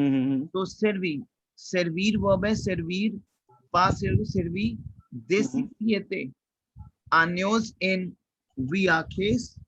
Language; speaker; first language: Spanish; non-native, fluent; Hindi